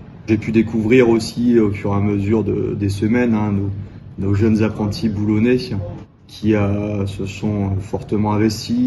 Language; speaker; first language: French; native; French